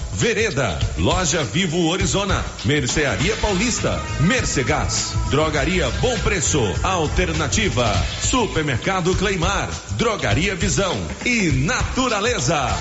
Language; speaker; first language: Portuguese; native; Portuguese